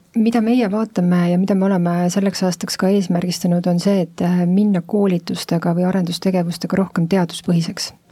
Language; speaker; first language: Estonian; native; Estonian